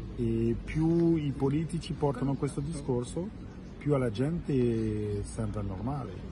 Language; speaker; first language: Italian; non-native, fluent; French